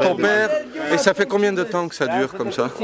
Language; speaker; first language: French; native; French